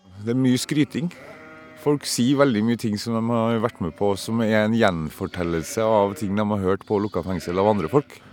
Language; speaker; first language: Norwegian; native; Norwegian